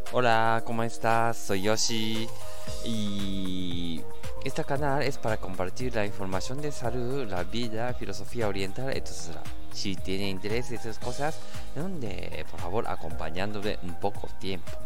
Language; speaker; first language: Spanish; non-native, learner; Japanese